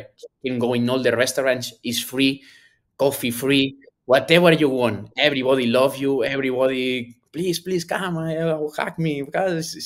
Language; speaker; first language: English; non-native, learner; Spanish